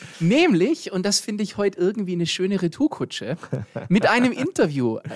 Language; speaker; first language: German; native; German